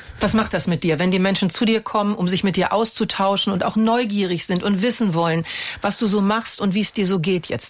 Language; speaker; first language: German; native; German